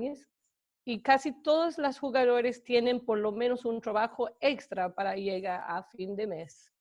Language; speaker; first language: Spanish; non-native, fluent; English